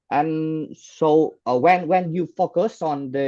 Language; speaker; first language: English; non-native, fluent; Vietnamese